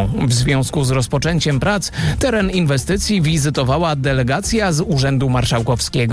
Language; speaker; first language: Polish; native; Polish